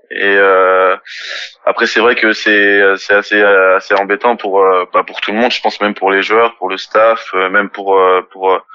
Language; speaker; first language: French; native; French